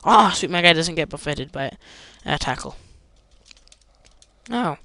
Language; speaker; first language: English; native; English